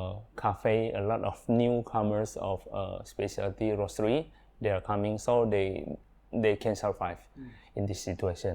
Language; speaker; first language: English; non-native, learner; Indonesian